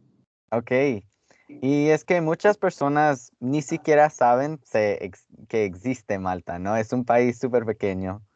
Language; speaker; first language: Spanish; non-native, fluent; English